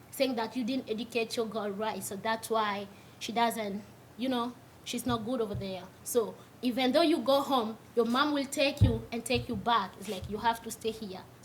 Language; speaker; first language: English; non-native, local second language; Swahili